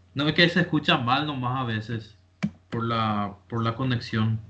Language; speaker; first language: Spanish; native; Spanish